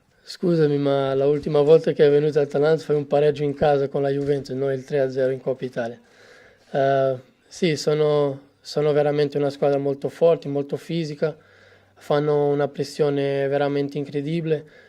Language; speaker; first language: Italian; non-native, fluent; Portuguese